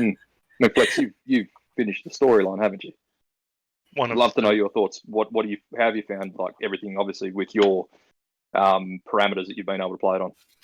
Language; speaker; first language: English; native; English